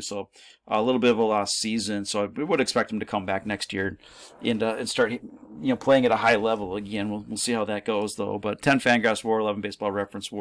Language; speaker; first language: English; native; English